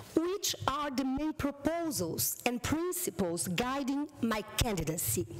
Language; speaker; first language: English; non-native, fluent; Portuguese